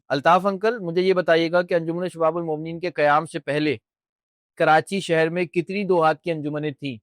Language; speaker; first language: Urdu; native; Urdu